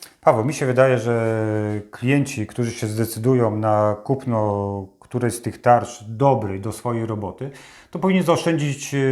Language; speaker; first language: Polish; native; Polish